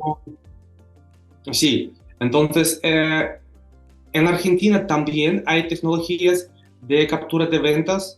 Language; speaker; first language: Spanish; non-native, fluent; Russian